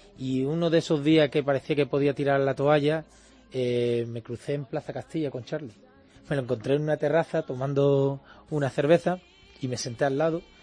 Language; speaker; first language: Spanish; native; Spanish